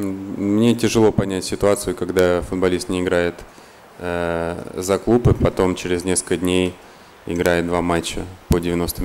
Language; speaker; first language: Russian; native; Russian